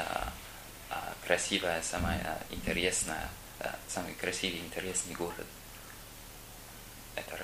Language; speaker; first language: Russian; non-native, learner; English